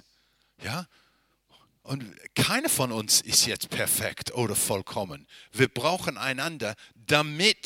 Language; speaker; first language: German; non-native, fluent; English